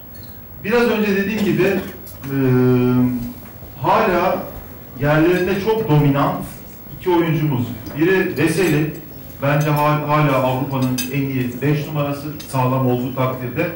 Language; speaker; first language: Turkish; native; Turkish